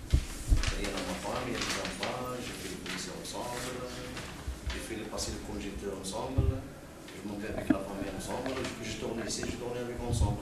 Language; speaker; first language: French; non-native, learner; Arabic